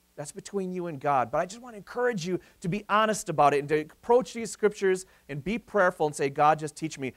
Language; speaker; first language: English; native; English